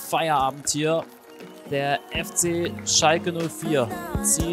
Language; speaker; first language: German; native; German